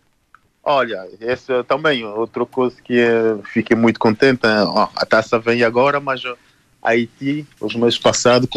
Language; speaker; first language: Portuguese; non-native, learner; French